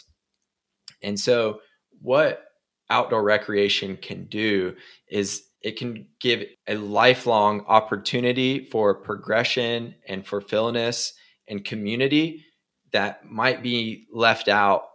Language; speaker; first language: English; native; English